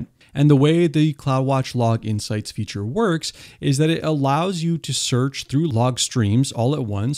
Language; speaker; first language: English; native; English